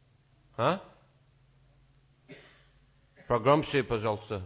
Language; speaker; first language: Russian; non-native, learner; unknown